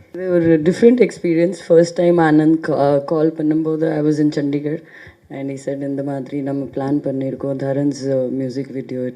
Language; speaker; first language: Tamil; non-native, fluent; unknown